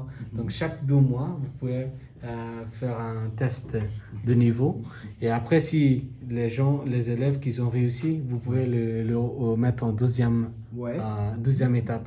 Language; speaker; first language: French; non-native, learner; Bangla